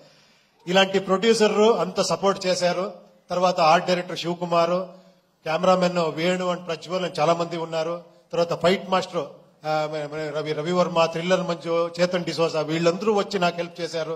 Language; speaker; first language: Telugu; non-native, local second language; Kannada